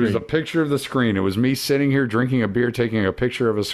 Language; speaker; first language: English; native; English